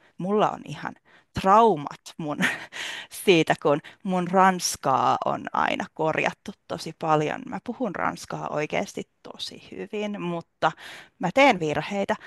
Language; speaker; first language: Finnish; native; Finnish